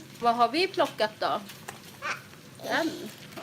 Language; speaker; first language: Swedish; non-native, learner; Thai